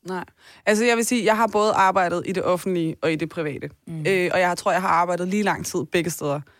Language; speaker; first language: Danish; early bilingual, other home language; Persian